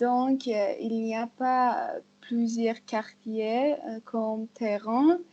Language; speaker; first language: French; non-native, learner; Persian